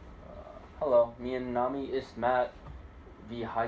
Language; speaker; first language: German; non-native, learner; English